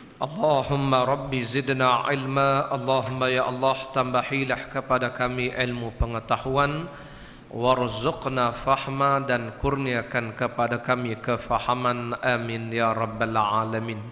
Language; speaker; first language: Malay; native; Malay